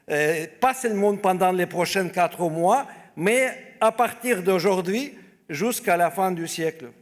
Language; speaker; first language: French; non-native, fluent; Ukrainian